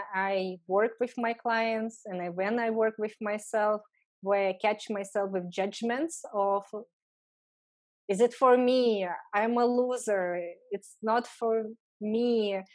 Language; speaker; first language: English; non-native, fluent; Lithuanian